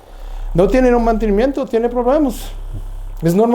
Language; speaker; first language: Spanish; non-native, learner; English